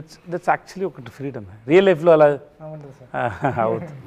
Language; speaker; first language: Telugu; non-native, learner; Tamil